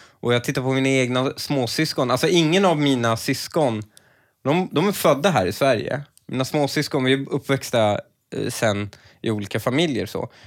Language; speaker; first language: Swedish; early bilingual, other home language; Persian